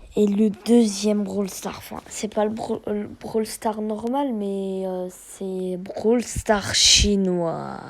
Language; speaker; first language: French; early bilingual, other home language; Turkish